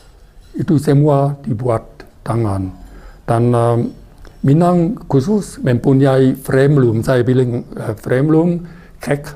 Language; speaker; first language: Indonesian; non-native, fluent; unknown